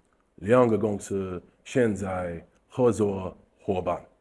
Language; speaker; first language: Chinese; non-native, learner; English